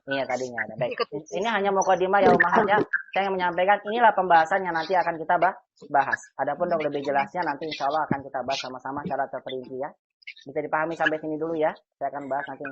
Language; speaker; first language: Indonesian; native; Indonesian